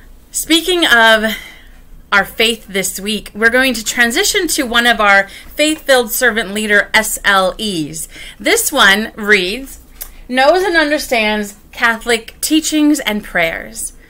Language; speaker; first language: English; native; English